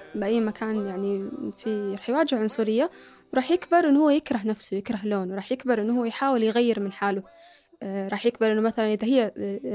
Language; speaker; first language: Arabic; early bilingual, other home language; Somali